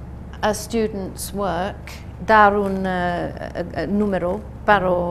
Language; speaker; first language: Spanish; non-native, learner; English